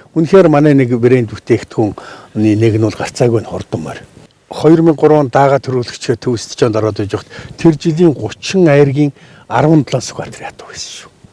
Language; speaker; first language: Mongolian; native; Mongolian